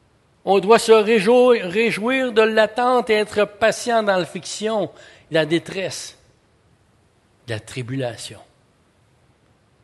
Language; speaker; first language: French; native; French